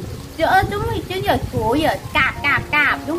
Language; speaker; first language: Vietnamese; non-native, learner; Thai